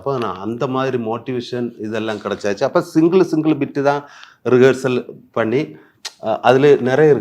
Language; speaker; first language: Tamil; non-native, learner; Malayalam